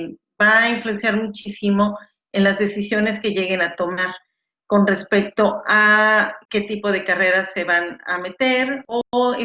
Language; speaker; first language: Spanish; native; Spanish